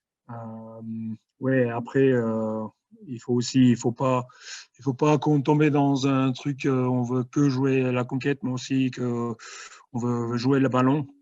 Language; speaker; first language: French; non-native, fluent; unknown